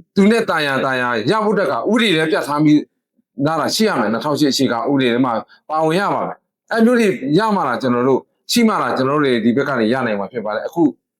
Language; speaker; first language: Burmese; non-native, local second language; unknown